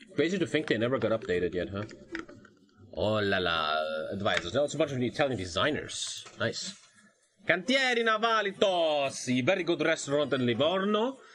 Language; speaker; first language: English; non-native, fluent; German